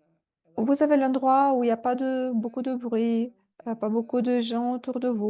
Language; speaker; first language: French; non-native, fluent; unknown